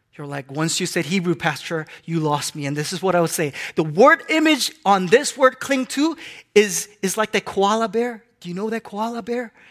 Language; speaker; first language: English; non-native, local second language; Korean